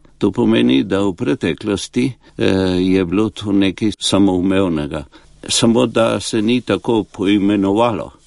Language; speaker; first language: Slovenian; early bilingual, heritage; Slovenian